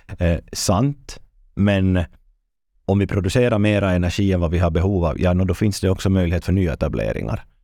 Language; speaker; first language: Swedish; native; Swedish